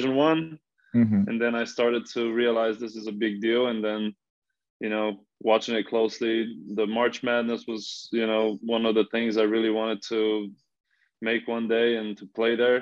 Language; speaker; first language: English; non-native, fluent; Slovenian